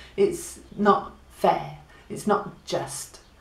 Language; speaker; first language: English; native; English